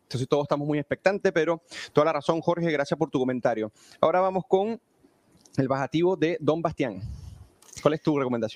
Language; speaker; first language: Spanish; native; Spanish